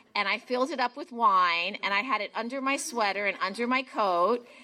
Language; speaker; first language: English; native; English